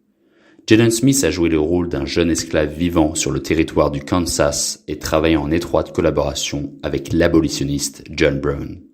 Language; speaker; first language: French; non-native, local second language; Haitian Creole